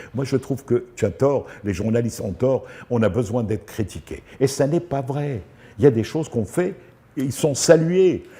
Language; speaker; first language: French; non-native, local second language; Arabic